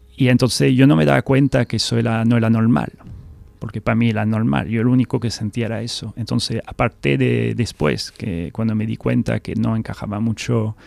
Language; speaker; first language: Spanish; non-native, fluent; French